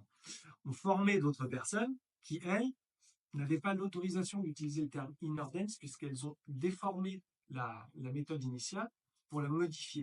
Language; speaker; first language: French; native; French